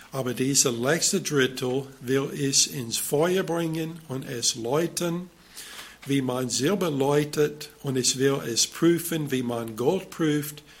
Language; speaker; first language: German; non-native, fluent; English